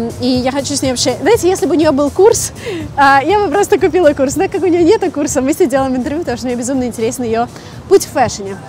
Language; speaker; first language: Russian; native; Russian